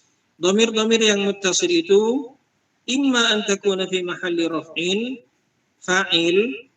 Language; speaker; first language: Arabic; non-native, fluent; Indonesian